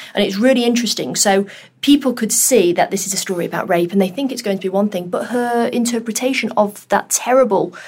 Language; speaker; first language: English; early bilingual, other home language; Urdu